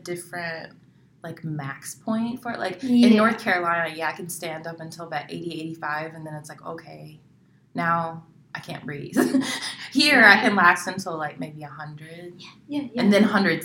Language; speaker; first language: English; native; English